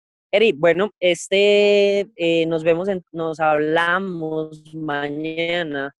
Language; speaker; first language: Spanish; native; Spanish